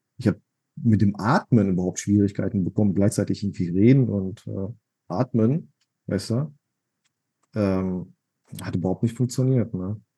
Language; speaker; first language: German; non-native, fluent; Russian